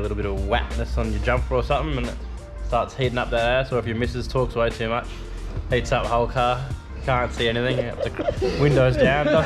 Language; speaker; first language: English; native; English